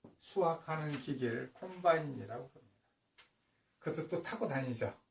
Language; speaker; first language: Korean; native; Korean